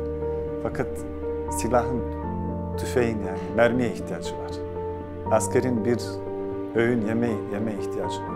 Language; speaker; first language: Turkish; non-native, fluent; Bosnian